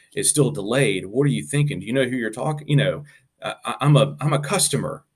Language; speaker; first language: English; native; English